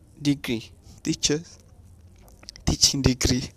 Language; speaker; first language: English; non-native, learner; Malay